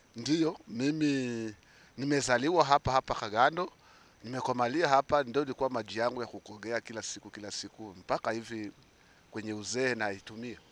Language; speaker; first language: Swahili; native; Swahili